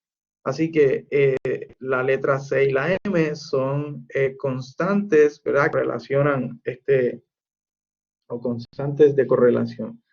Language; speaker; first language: Spanish; native; Spanish